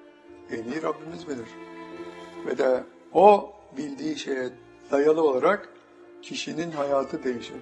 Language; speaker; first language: Turkish; native; Turkish